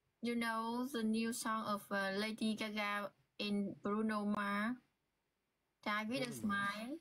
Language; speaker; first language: English; non-native, learner; Vietnamese